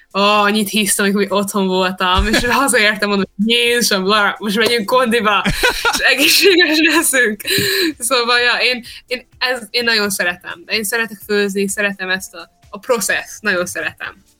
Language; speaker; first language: Hungarian; early bilingual, heritage; Hungarian